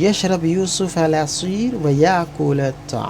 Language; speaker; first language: Arabic; non-native, fluent; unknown